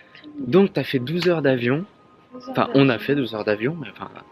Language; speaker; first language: French; native; French